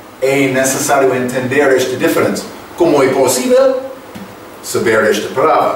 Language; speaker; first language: Portuguese; non-native, fluent; English